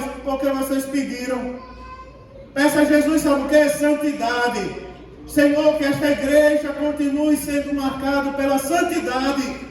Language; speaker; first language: Portuguese; native; Portuguese